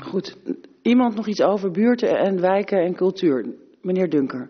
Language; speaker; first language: Dutch; native; Dutch